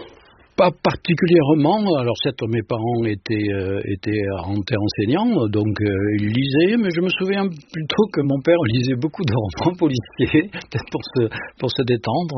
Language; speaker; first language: French; native; French